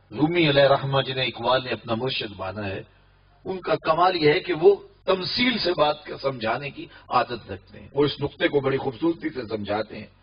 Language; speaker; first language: Urdu; non-native, local second language; Punjabi